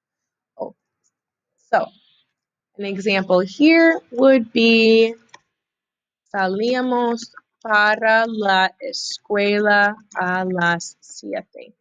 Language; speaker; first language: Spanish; non-native, fluent; English